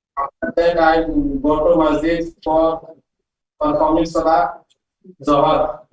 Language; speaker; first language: English; non-native, learner; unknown